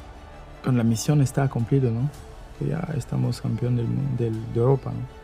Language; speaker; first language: Spanish; non-native, learner; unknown